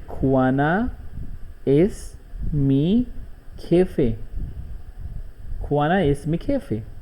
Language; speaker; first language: Spanish; non-native, learner; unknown